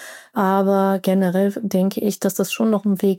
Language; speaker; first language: German; native; German